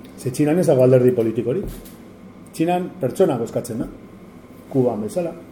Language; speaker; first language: Basque; native; Basque